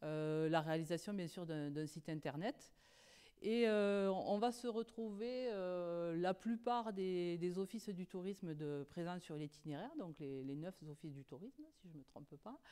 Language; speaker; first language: French; native; French